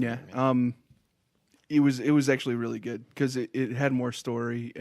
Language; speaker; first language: English; native; English